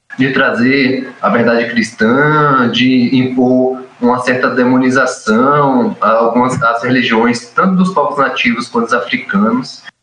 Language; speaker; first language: Portuguese; native; Portuguese